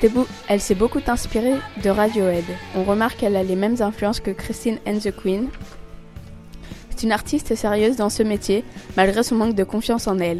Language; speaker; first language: French; native; French